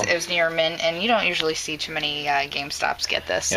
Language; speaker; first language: English; native; English